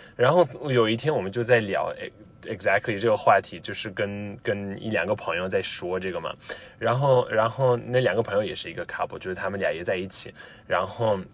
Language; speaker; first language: Chinese; non-native, fluent; Italian